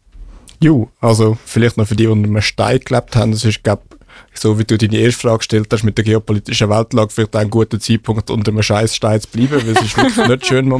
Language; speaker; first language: German; native; German